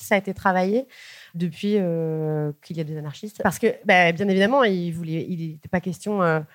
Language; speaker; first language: French; native; French